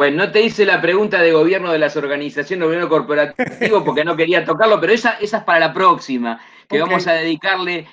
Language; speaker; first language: Spanish; native; Spanish